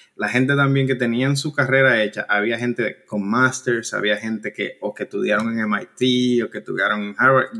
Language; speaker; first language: Spanish; native; Spanish